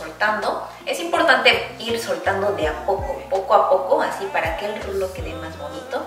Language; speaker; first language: Spanish; non-native, fluent; Korean